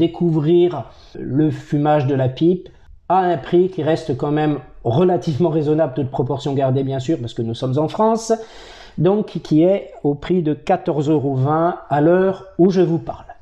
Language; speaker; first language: French; native; French